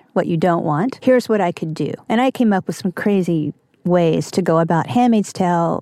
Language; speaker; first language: English; native; English